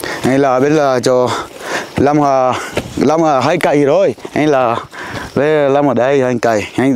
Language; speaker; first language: Vietnamese; non-native, learner; Portuguese